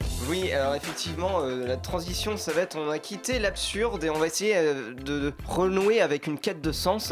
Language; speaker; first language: French; native; French